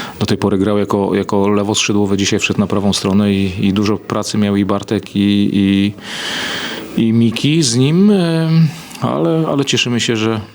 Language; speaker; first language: Polish; native; Polish